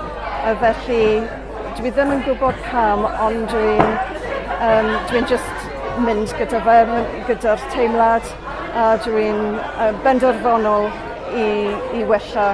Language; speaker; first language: Welsh; non-native, fluent; English